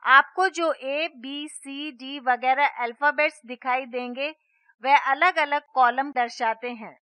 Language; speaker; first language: Hindi; non-native, local second language; Gujarati